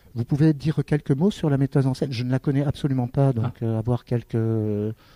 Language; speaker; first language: French; native; French